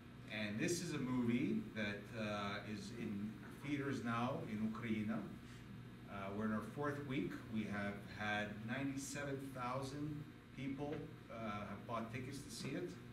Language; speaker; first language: English; native; English